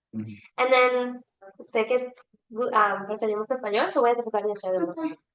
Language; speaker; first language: Spanish; early bilingual, other home language; English